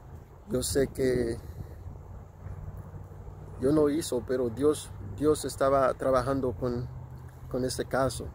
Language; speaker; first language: Spanish; non-native, local second language; Haitian Creole